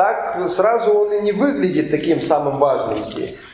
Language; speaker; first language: Polish; non-native, learner; Russian